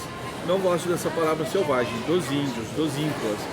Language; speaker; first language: Portuguese; native; Portuguese